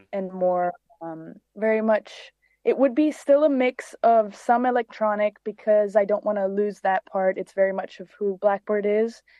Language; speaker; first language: English; early bilingual, other home language; Greek